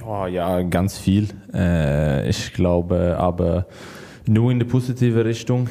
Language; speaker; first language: German; non-native, learner; Swedish